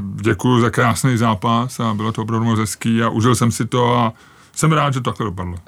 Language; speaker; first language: Czech; native; Czech